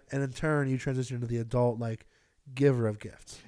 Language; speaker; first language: English; native; English